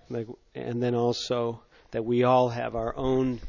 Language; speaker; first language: English; native; English